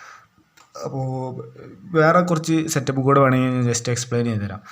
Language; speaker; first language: Malayalam; native; Malayalam